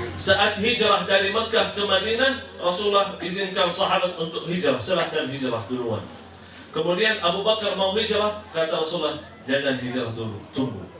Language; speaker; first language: Malay; non-native, fluent; Arabic